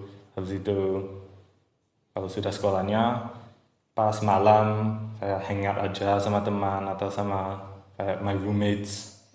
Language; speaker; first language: Indonesian; early bilingual, heritage; English